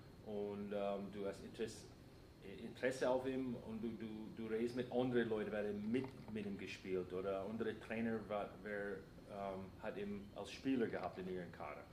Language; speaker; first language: German; non-native, fluent; English